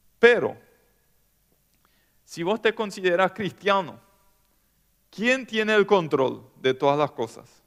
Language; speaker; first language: Spanish; non-native, local second language; German